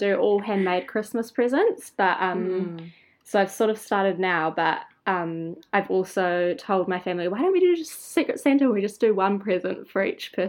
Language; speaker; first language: English; native; English